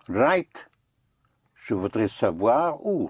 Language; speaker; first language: French; non-native, fluent; English